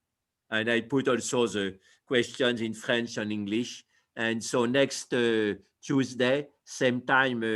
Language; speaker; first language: English; non-native, fluent; French